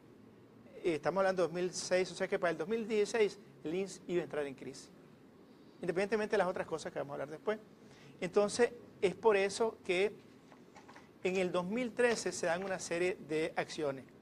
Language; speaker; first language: Spanish; native; Spanish